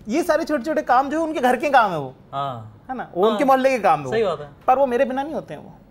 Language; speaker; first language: Hindi; native; Hindi